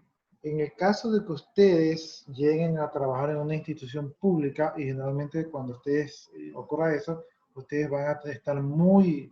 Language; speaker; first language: Spanish; native; Spanish